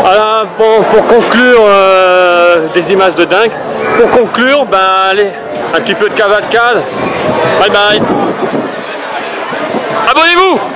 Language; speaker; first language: French; native; French